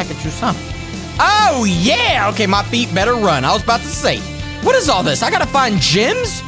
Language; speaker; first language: English; native; English